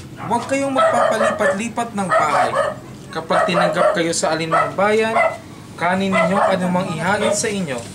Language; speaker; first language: Filipino; non-native, local second language; Hiligaynon